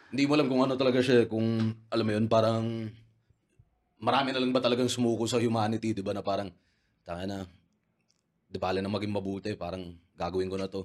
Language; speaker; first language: Filipino; native; Filipino